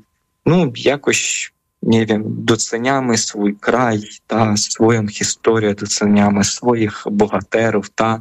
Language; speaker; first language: Polish; non-native, fluent; Ukrainian